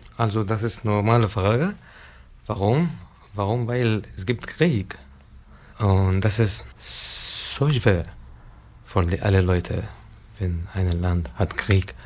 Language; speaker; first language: German; non-native, learner; Arabic